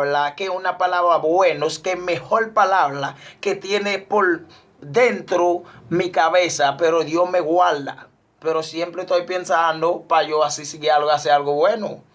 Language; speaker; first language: Spanish; non-native, learner; Haitian Creole